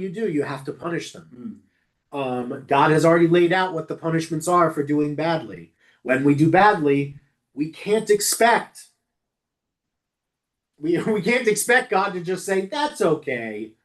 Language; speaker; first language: English; native; English